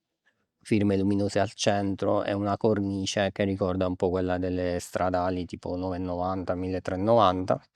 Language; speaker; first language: Italian; native; Italian